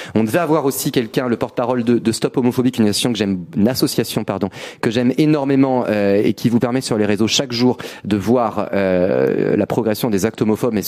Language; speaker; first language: French; native; French